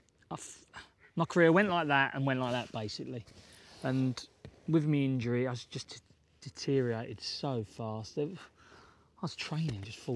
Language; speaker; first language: English; native; English